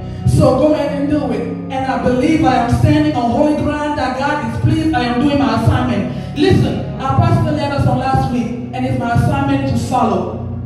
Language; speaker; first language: English; native; English